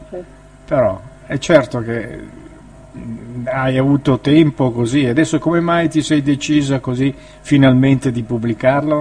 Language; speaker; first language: Italian; native; Italian